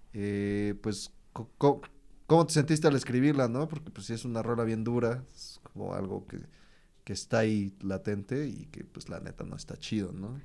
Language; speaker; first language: Spanish; native; Spanish